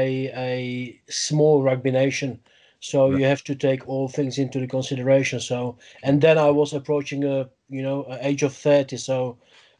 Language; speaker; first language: English; non-native, fluent; Czech